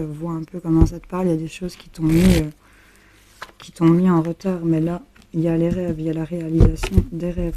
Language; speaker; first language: French; native; French